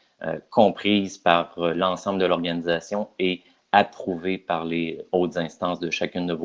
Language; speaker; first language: French; native; French